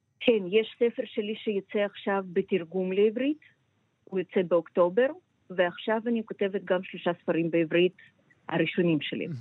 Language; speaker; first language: Hebrew; non-native, fluent; Russian